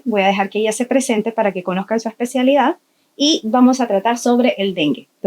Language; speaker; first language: Spanish; native; Spanish